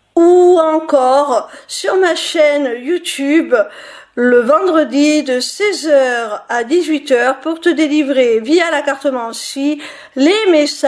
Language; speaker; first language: French; native; French